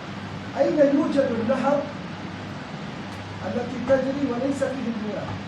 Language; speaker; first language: Arabic; non-native, fluent; Urdu